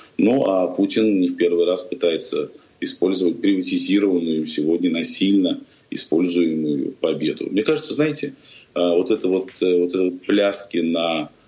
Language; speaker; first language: Russian; native; Russian